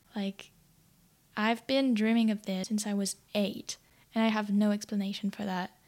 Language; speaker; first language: English; non-native, fluent; French